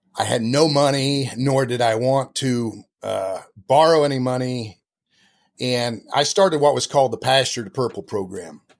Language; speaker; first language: English; native; English